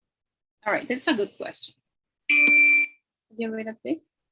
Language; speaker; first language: English; non-native, fluent; Spanish